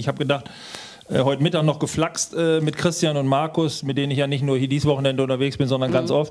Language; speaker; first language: German; native; German